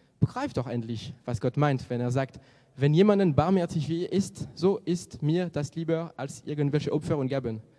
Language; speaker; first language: German; non-native, fluent; French